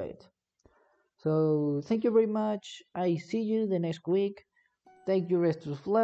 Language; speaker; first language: English; non-native, learner; Spanish